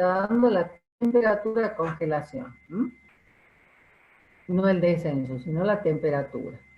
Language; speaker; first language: Spanish; native; Spanish